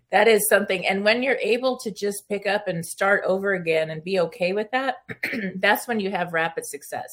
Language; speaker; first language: English; early bilingual, other home language; Spanish